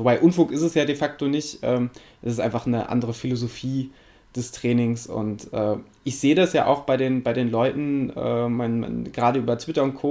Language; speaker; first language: German; native; German